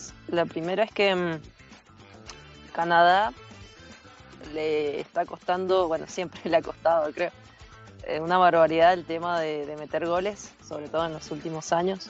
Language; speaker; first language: Spanish; native; Spanish